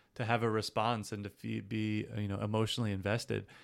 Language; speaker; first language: English; native; English